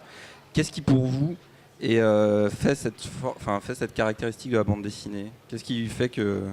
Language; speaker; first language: French; native; French